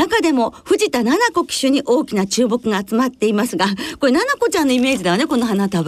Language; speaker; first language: Japanese; native; Japanese